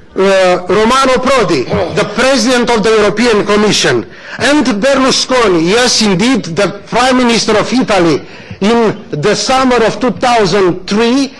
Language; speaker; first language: English; non-native, fluent; Romanian